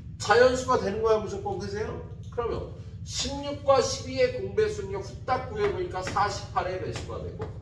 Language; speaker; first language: Korean; native; Korean